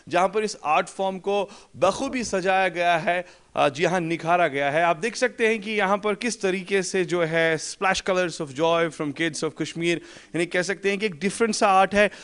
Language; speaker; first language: Hindi; non-native, local second language; Kashmiri